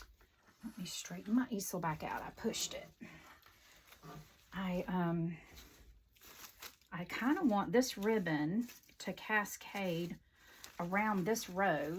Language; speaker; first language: English; native; English